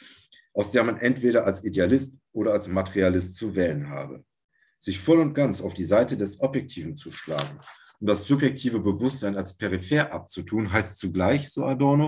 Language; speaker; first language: German; native; German